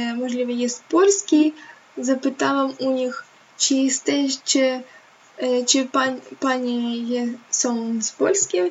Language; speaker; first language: Polish; non-native, learner; Ukrainian